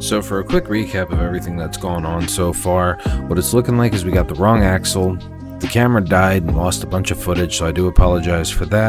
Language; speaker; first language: English; native; English